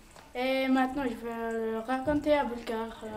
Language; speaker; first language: French; non-native, learner; Bulgarian